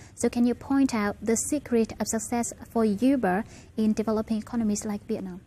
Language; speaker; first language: English; non-native, fluent; Vietnamese